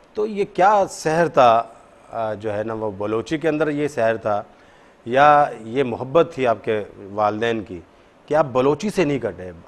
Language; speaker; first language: Urdu; non-native, local second language; Baluchi